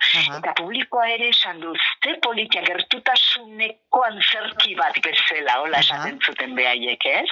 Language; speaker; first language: Basque; native; Basque